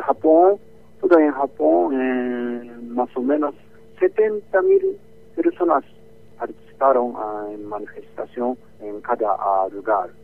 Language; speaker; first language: Spanish; non-native, learner; Japanese